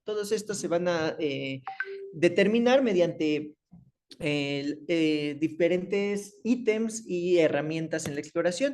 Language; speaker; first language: Spanish; native; Spanish